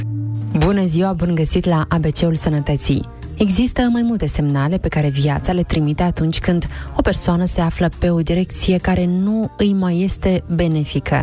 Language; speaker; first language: Romanian; native; Romanian